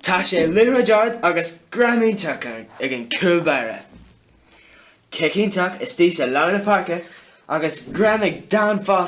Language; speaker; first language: Irish; non-native, local second language; English